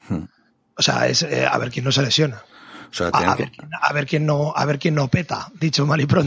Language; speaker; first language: Spanish; native; Spanish